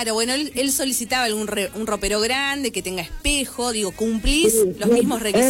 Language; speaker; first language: Spanish; native; Spanish